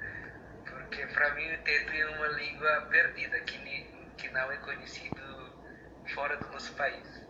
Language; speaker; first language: Portuguese; non-native, local second language; Tetum